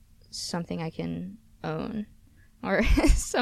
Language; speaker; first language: English; native; English